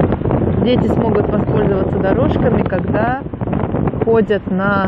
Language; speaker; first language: Russian; native; Russian